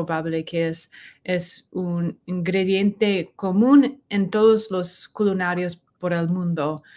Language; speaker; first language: Spanish; non-native, learner; English